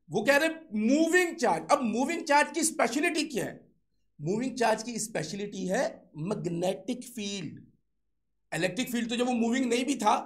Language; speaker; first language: Urdu; non-native, local second language; Sindhi